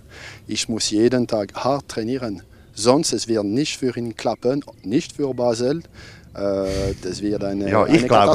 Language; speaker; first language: German; non-native, local second language; French